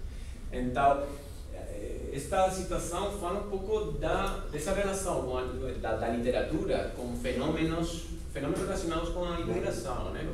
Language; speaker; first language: Portuguese; non-native, fluent; Spanish